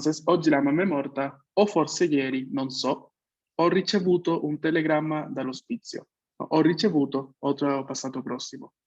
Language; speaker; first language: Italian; non-native, fluent; Spanish